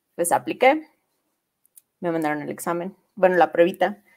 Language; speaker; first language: Spanish; native; Spanish